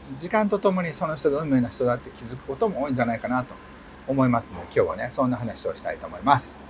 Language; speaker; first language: Japanese; native; Japanese